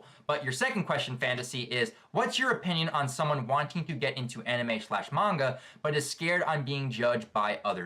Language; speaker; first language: English; native; English